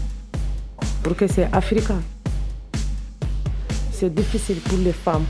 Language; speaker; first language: French; non-native, learner; Arabic